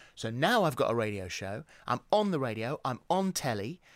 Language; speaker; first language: English; native; English